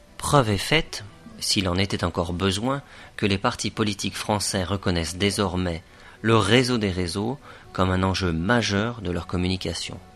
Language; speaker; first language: French; native; French